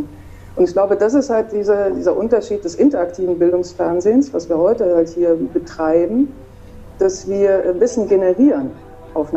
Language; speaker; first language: German; native; German